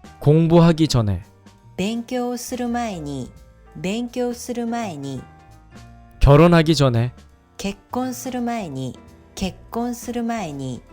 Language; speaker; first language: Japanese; non-native, fluent; Korean